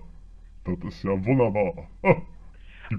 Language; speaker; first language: German; native; German